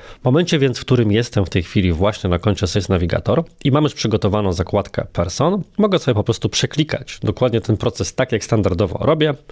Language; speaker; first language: Polish; native; Polish